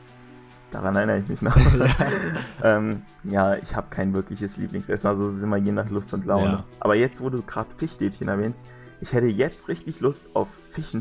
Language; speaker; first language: German; native; German